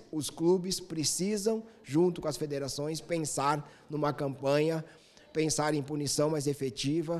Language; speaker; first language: Portuguese; native; Portuguese